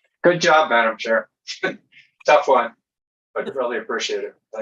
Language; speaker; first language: English; native; English